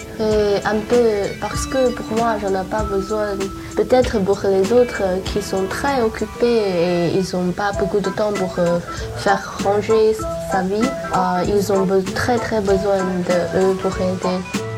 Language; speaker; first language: French; non-native, learner; Chinese